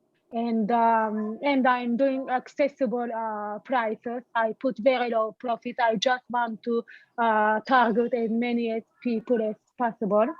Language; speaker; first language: English; non-native, fluent; Turkish